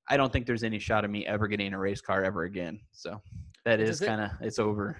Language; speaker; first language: English; native; English